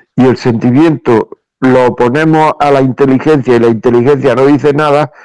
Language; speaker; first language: Spanish; native; Spanish